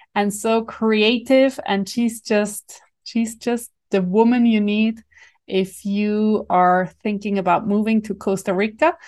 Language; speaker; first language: English; non-native, fluent; German